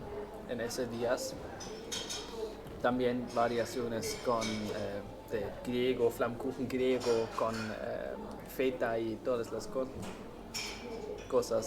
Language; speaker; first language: Spanish; non-native, learner; German